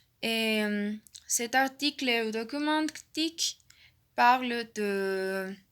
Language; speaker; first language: French; non-native, learner; Spanish